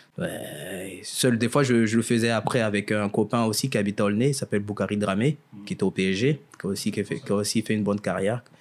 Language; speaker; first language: French; early bilingual, other home language; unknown